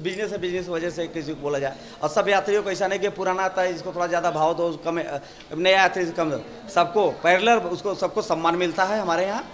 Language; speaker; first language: Hindi; native; Hindi